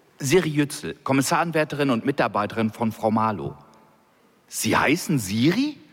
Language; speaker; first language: German; native; German